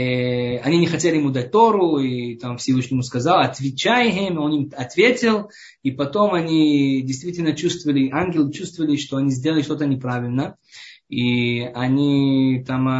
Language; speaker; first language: Russian; early bilingual, heritage; Hebrew